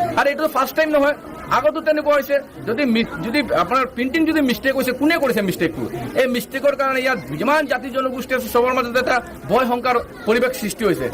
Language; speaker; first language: Assamese; non-native, local second language; Bangla